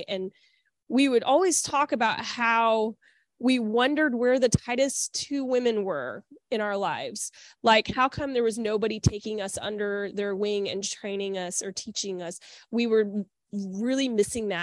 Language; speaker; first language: English; native; English